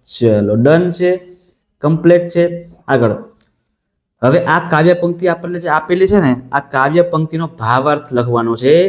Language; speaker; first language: Hindi; non-native, local second language; Gujarati